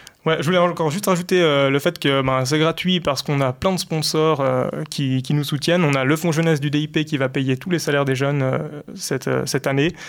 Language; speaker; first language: French; native; French